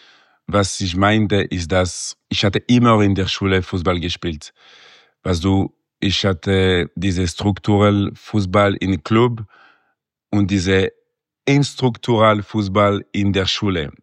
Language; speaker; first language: German; non-native, local second language; French